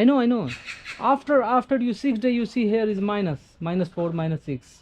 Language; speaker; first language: English; non-native, learner; Hindi